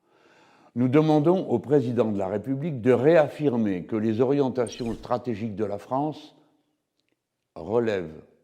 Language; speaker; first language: French; native; French